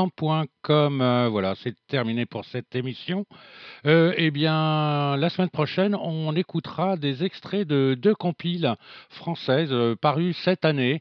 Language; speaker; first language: French; native; French